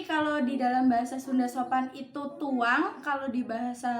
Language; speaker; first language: Indonesian; non-native, local second language; Javanese